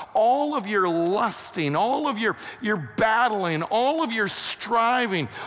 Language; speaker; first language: English; native; English